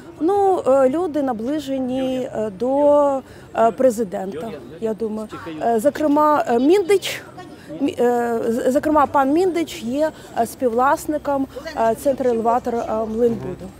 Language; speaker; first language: Ukrainian; native; Ukrainian